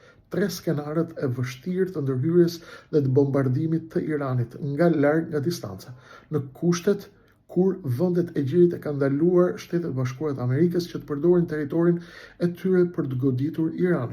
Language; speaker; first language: Albanian; native; Albanian